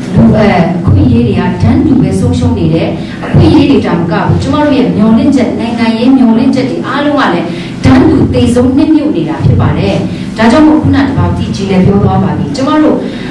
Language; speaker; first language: Burmese; non-native, local second language; Kachin